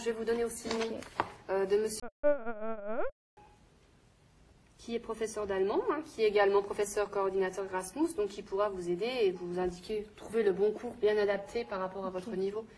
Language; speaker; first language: French; native; French